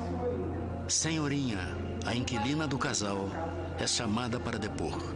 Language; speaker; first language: Portuguese; native; Portuguese